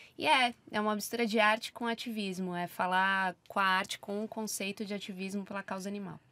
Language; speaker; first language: Portuguese; native; Portuguese